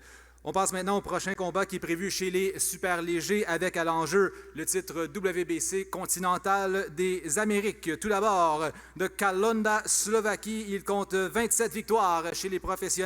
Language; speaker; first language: French; native; French